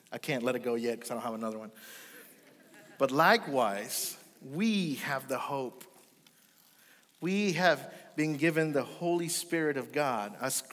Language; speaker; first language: English; early bilingual, other home language; Spanish